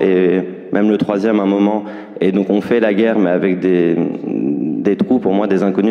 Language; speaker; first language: French; native; French